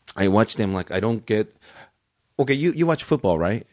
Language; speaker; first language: English; early bilingual, other home language; Japanese